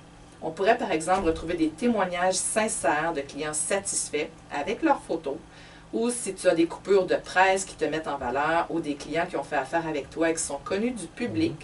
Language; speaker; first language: French; native; French